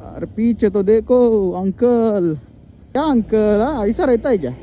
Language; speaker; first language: Hindi; non-native, local second language; Marathi